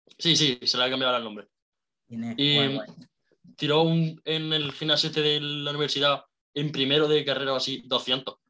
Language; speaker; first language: Spanish; native; Spanish